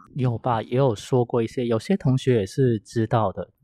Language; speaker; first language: Chinese; native; Chinese